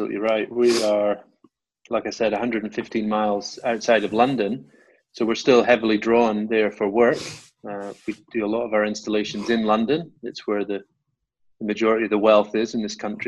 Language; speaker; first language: English; native; English